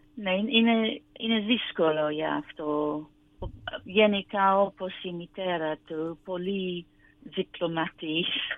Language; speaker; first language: Greek; non-native, learner; English